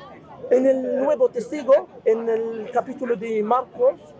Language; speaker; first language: Spanish; non-native, fluent; Arabic